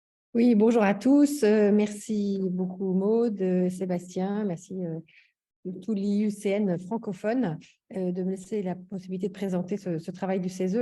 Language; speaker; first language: French; native; French